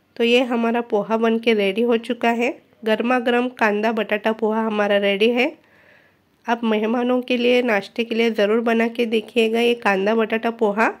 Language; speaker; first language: Hindi; non-native, local second language; Marathi